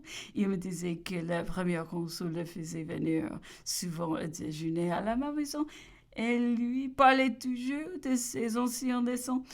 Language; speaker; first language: French; non-native, learner; English